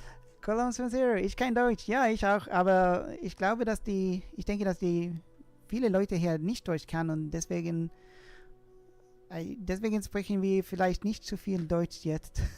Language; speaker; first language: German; non-native, learner; Swedish